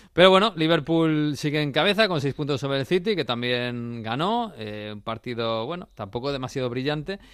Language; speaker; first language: Spanish; native; Spanish